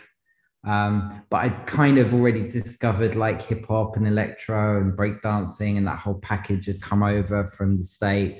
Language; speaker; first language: English; native; English